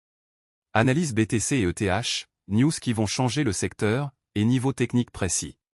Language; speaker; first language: French; native; French